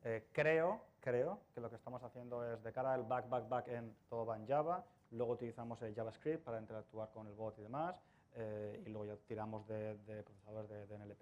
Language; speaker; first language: Spanish; native; Spanish